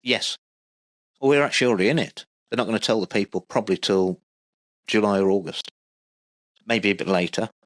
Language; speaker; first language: English; native; English